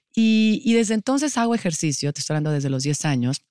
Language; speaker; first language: Spanish; native; Spanish